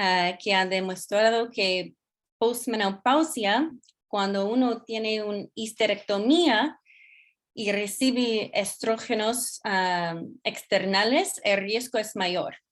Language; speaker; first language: Spanish; non-native, fluent; English